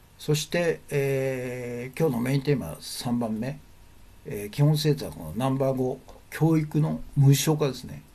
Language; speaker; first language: Japanese; native; Japanese